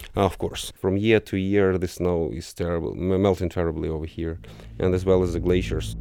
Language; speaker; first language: English; non-native, fluent; Russian